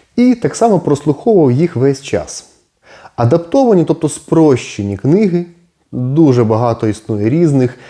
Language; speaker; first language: Ukrainian; non-native, local second language; Russian